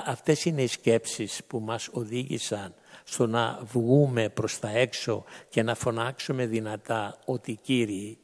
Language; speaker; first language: Greek; native; Greek